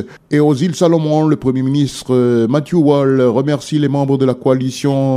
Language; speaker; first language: French; native; French